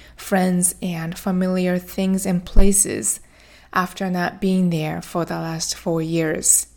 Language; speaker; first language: English; non-native, fluent; Japanese